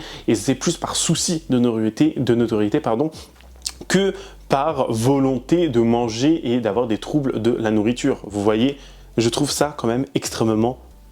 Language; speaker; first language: French; native; French